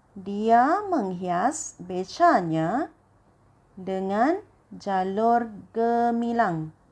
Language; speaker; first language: Malay; non-native, local second language; Chinese